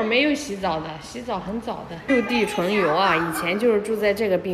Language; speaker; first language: Chinese; native; Chinese